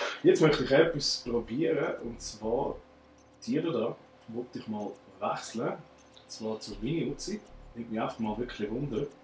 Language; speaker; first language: German; native; German